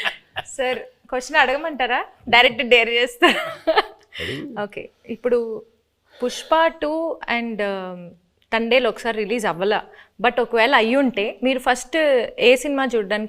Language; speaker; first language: Telugu; native; Telugu